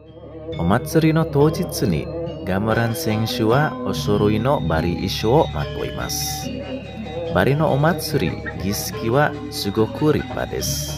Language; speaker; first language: Japanese; non-native, fluent; Indonesian